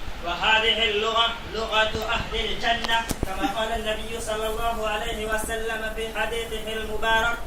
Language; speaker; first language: Arabic; non-native, learner; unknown